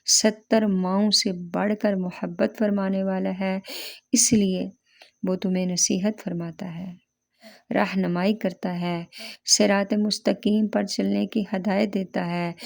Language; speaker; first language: Urdu; native; Urdu